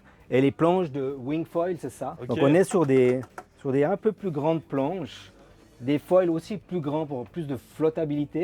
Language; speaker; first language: French; native; French